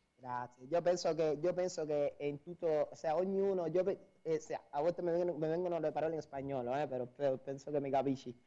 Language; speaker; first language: Italian; non-native, fluent; Spanish